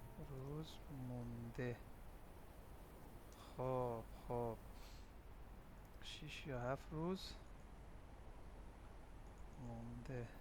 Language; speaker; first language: Persian; non-native, fluent; Urdu